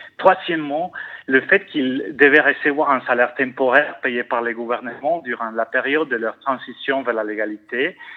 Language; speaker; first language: French; non-native, fluent; Spanish